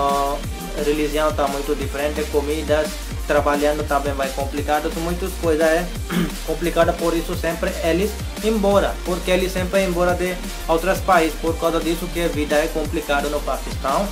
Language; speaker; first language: Portuguese; non-native, learner; Hindi